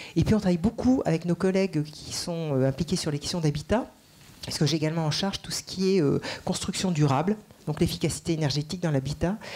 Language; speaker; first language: French; native; French